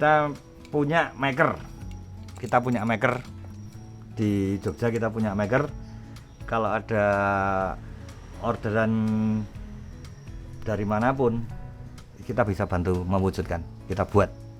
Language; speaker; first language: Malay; non-native, local second language; Javanese